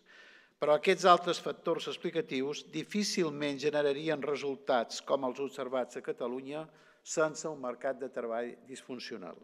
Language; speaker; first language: Catalan; native; Catalan